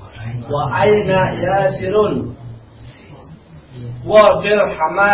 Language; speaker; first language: Arabic; non-native, learner; Indonesian